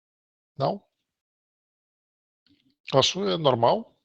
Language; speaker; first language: Portuguese; non-native, learner; Russian